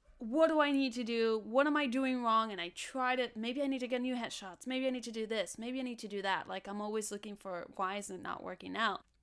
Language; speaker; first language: English; early bilingual, other home language; Spanish